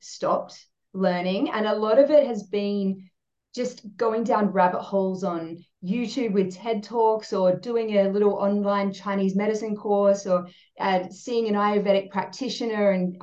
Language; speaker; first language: English; native; English